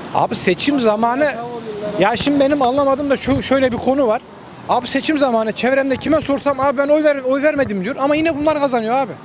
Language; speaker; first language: Turkish; native; Turkish